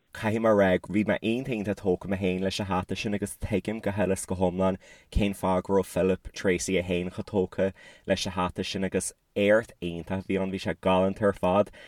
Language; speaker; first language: Irish; native; Irish